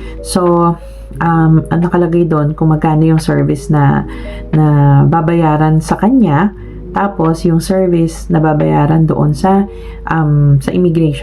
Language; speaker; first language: Filipino; native; Filipino